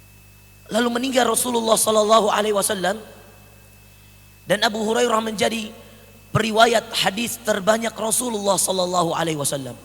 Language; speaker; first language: Indonesian; native; Indonesian